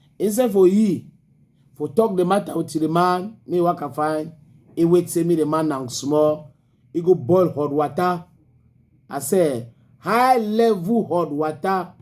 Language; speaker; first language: Nigerian Pidgin; native; Nigerian Pidgin